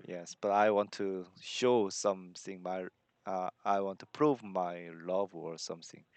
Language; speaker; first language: English; non-native, learner; Korean